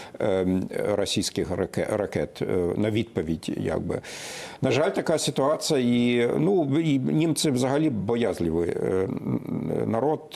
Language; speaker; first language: Ukrainian; non-native, fluent; German